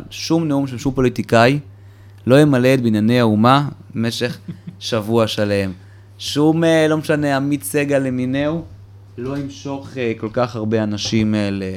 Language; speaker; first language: Hebrew; early bilingual, other home language; Russian